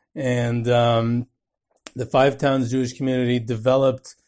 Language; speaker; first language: English; native; English